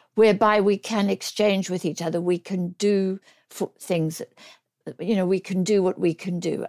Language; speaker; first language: English; native; English